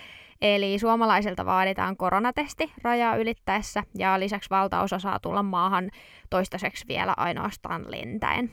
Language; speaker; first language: Finnish; native; Finnish